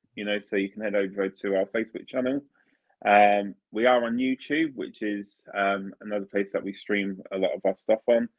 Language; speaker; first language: English; early bilingual, other home language; Italian